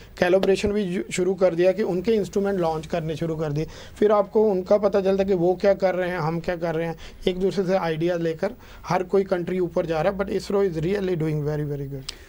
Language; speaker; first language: Hindi; non-native, local second language; Punjabi